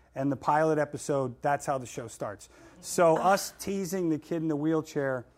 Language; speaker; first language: English; native; English